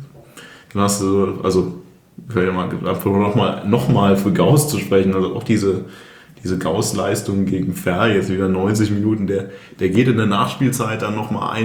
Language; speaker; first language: German; native; German